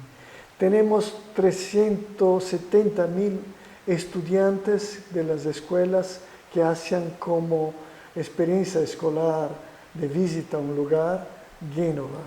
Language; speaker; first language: Spanish; non-native, fluent; Italian